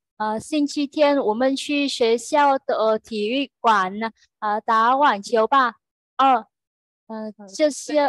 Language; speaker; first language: Chinese; non-native, fluent; Vietnamese